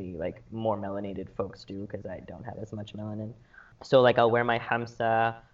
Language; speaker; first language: English; early bilingual, other home language; Arabic